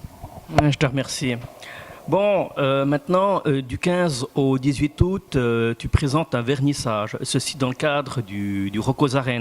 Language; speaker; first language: French; native; French